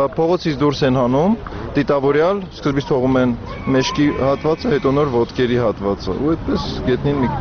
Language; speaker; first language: Armenian; native; Armenian